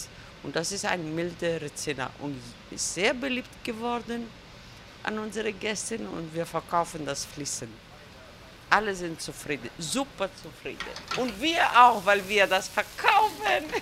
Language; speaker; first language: German; non-native, learner; Greek